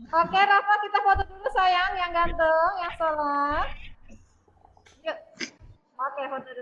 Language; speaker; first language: Indonesian; native; Indonesian